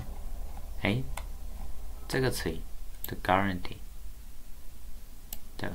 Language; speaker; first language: Chinese; native; Chinese